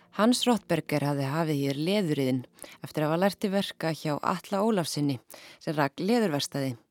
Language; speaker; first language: Icelandic; native; Icelandic